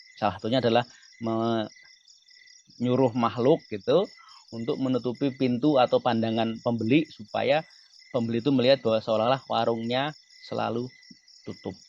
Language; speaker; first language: Indonesian; native; Indonesian